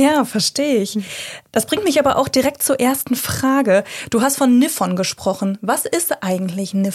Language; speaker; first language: German; native; German